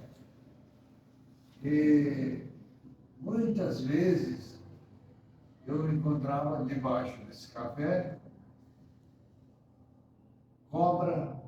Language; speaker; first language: Portuguese; early bilingual, other home language; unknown